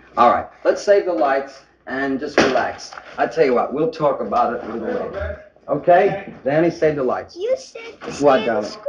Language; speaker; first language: English; native; English